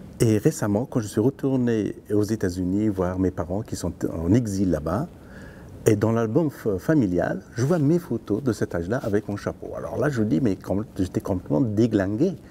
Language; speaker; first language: French; non-native, fluent; Persian